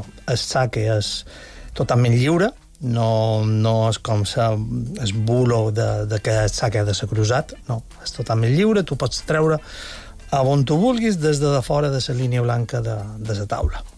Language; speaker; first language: Catalan; native; Catalan